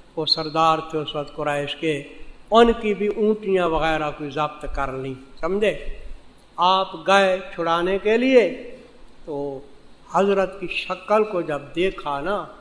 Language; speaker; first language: Urdu; non-native, local second language; Saraiki